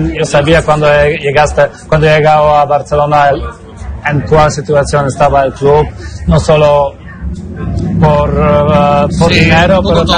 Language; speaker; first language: Spanish; non-native, fluent; Polish